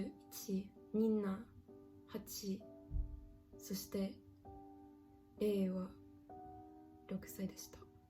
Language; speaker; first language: Japanese; non-native, learner; English